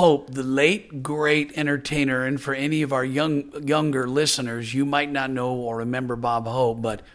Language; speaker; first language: English; native; English